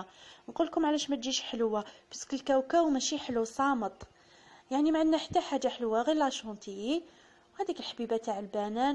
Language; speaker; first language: Arabic; native; Arabic